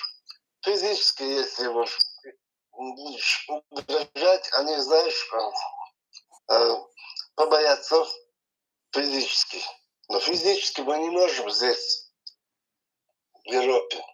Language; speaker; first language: Russian; non-native, local second language; Chechen